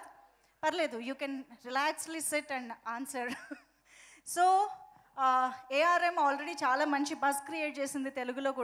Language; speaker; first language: Telugu; native; Telugu